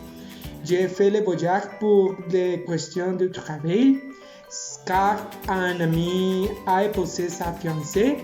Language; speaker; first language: French; non-native, learner; Spanish